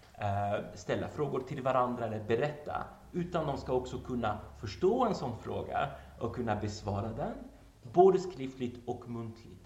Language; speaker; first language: Swedish; non-native, fluent; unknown